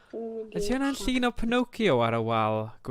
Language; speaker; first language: Welsh; native; Welsh